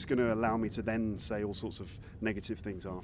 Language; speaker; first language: English; native; English